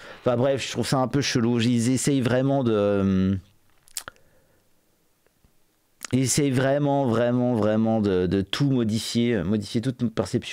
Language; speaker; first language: French; native; French